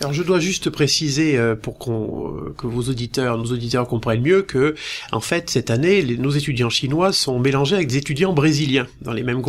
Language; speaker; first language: French; native; French